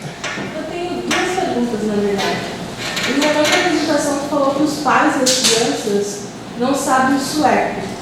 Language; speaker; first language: Portuguese; native; Portuguese